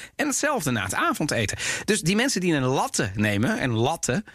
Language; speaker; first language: Dutch; native; Dutch